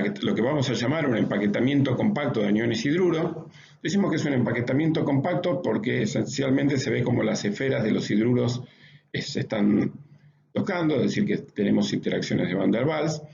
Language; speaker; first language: Spanish; native; Spanish